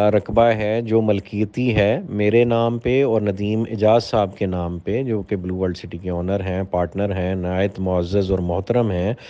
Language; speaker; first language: Urdu; native; Urdu